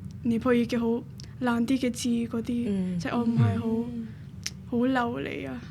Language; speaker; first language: Cantonese; early bilingual, other home language; Nepali